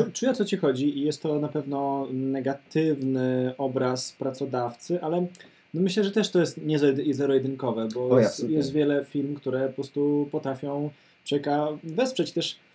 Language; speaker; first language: Polish; native; Polish